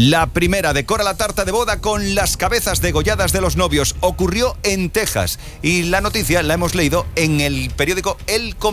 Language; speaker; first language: Spanish; native; Spanish